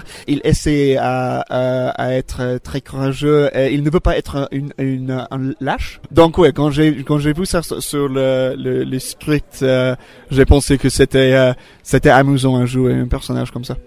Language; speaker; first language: French; non-native, learner; English